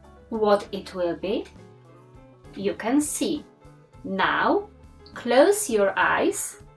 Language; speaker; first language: English; non-native, fluent; Polish